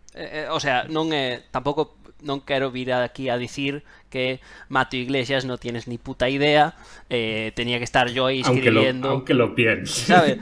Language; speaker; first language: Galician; non-native, local second language; Spanish